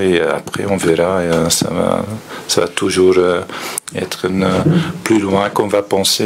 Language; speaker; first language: French; non-native, fluent; Dutch